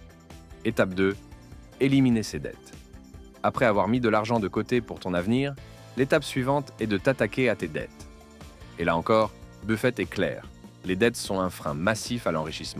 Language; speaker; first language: French; native; French